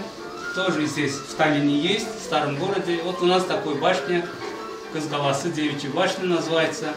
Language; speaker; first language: Russian; non-native, fluent; Azerbaijani